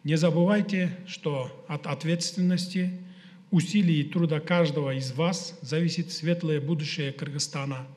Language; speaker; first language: Russian; non-native, local second language; Kyrgyz